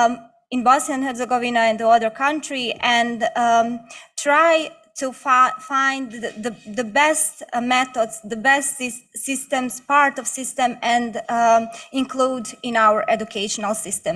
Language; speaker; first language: English; non-native, learner; Bosnian